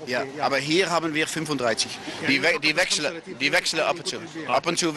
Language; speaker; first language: German; non-native, fluent; Dutch